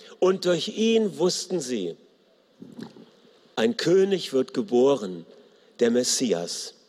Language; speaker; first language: German; native; German